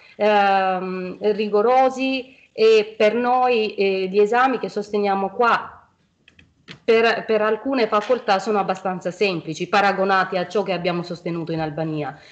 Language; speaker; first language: Italian; non-native, fluent; Albanian